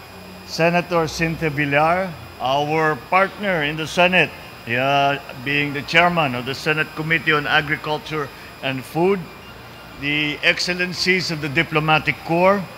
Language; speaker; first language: English; non-native, local second language; Filipino